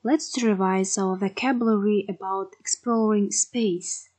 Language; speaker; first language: English; non-native, learner; Kazakh